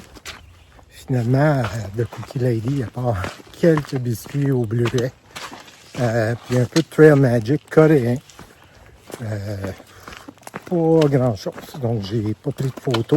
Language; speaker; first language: French; native; French